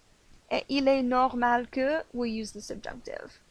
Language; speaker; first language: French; non-native, fluent; English